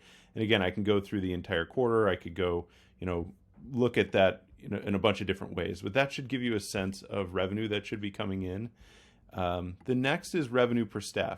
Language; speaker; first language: English; native; English